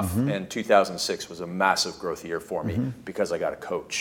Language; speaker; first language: English; native; English